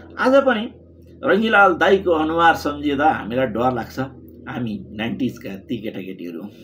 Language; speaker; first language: Nepali; native; Nepali